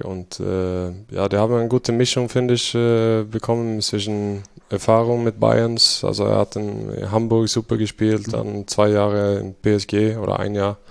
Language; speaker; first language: German; non-native, fluent; Swedish